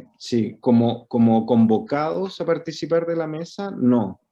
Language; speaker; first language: Spanish; native; Spanish